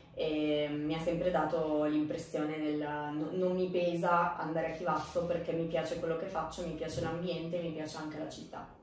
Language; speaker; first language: Italian; early bilingual, other home language; Romanian